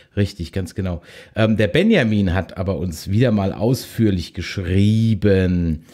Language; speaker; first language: German; native; German